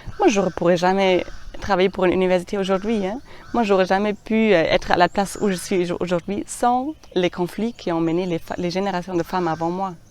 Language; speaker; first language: French; non-native, fluent; German